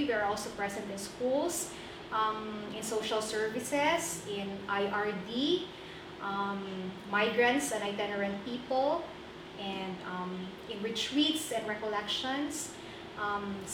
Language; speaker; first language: English; non-native, local second language; Cebuano